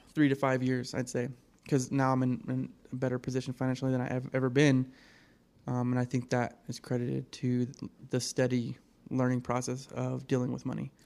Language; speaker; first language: English; native; English